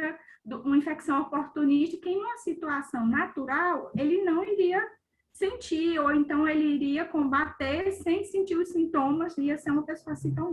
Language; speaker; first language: Portuguese; native; Portuguese